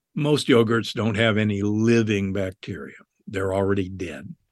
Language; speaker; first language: English; native; English